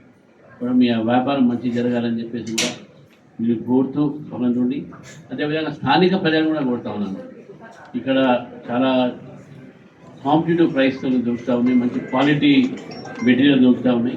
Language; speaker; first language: Telugu; native; Telugu